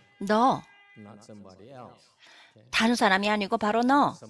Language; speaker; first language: Korean; native; Korean